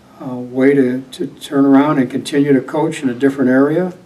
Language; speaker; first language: English; native; English